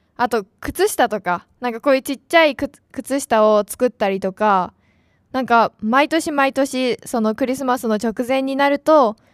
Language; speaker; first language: Japanese; native; Japanese